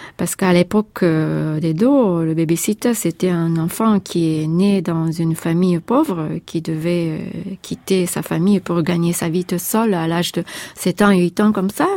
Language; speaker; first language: French; non-native, fluent; Japanese